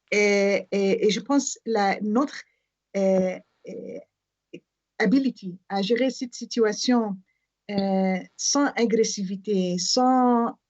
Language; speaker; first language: French; non-native, fluent; Arabic